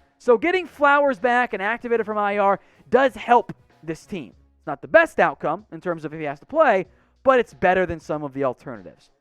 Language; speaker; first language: English; native; English